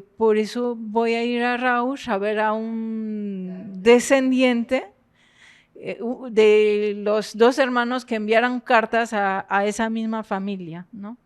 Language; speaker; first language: Spanish; non-native, fluent; French